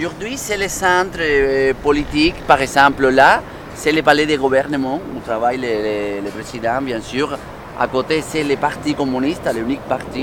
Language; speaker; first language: French; non-native, fluent; Spanish